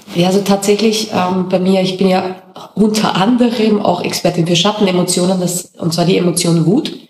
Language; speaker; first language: German; native; German